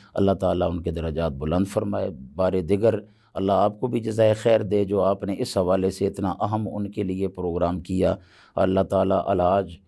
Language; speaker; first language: Urdu; non-native, local second language; Punjabi